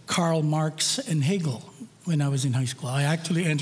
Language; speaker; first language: English; non-native, local second language; Filipino